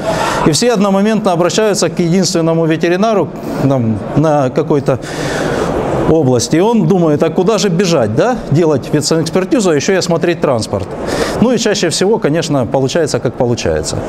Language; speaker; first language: Russian; native; Russian